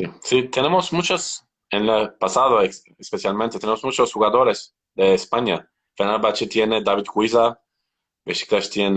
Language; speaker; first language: Spanish; non-native, learner; Turkish